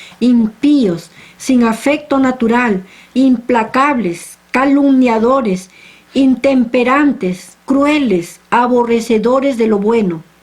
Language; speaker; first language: Spanish; native; Spanish